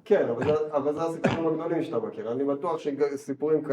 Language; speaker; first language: Hebrew; native; Hebrew